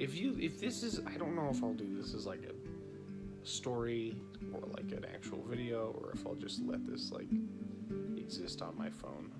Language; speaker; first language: English; native; English